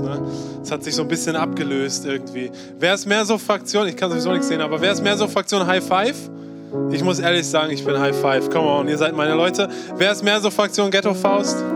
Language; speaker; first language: German; native; German